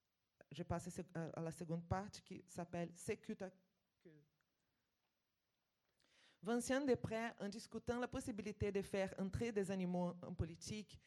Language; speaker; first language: French; non-native, fluent; Portuguese